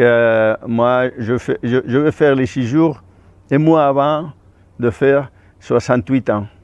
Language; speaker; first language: French; non-native, fluent; Spanish